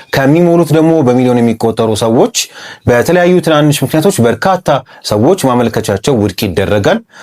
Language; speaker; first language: Amharic; native; Amharic